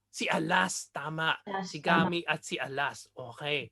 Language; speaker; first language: Filipino; native; Filipino